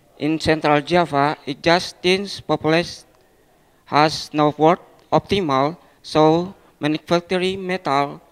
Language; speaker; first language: English; non-native, learner; Indonesian